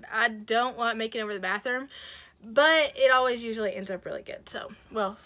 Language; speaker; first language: English; native; English